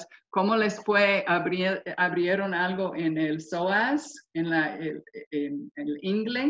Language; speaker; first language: Spanish; non-native, fluent; English